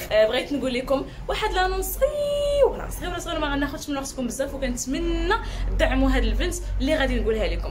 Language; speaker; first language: Arabic; native; Arabic